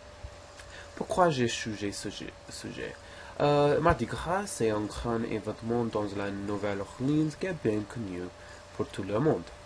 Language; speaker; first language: French; non-native, learner; English